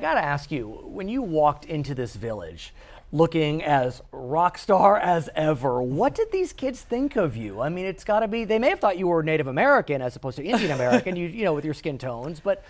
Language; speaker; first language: English; native; English